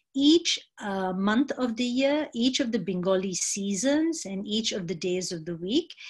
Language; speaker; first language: English; non-native, local second language; Bangla